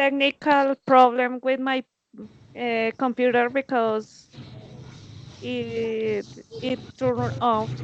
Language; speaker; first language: English; non-native, learner; Spanish